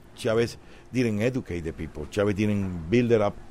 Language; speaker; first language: English; non-native, fluent; Spanish